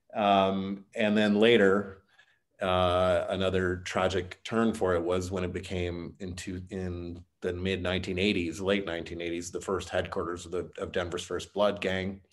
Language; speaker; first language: English; native; English